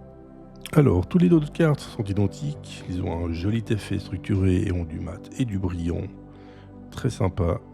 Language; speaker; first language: French; native; French